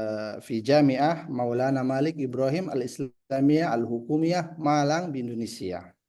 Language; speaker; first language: Arabic; non-native, fluent; Indonesian